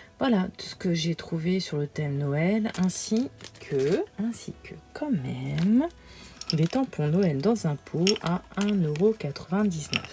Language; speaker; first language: French; early bilingual, other home language; Portuguese